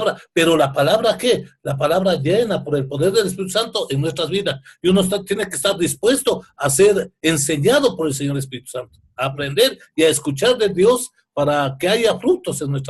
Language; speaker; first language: Spanish; native; Spanish